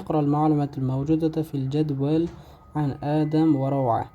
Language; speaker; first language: Arabic; non-native, fluent; Uzbek